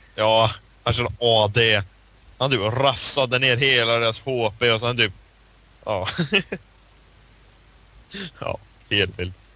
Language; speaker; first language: Swedish; native; Swedish